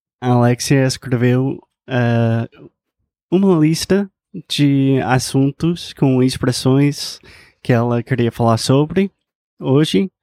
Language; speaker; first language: Portuguese; non-native, fluent; English